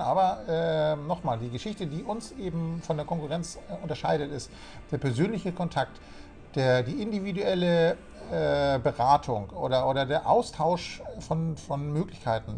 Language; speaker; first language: German; native; German